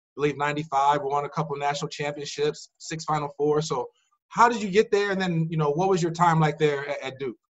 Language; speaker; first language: English; native; English